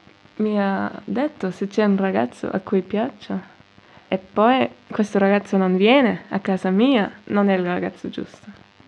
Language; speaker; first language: Italian; non-native, fluent; German